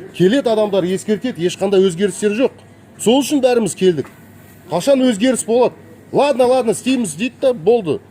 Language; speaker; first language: Kazakh; native; Kazakh